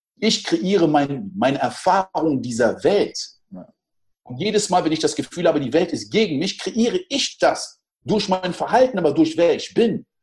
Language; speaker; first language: German; early bilingual, other home language; French